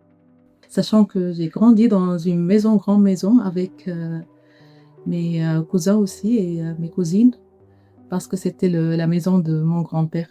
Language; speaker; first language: French; non-native, learner; Arabic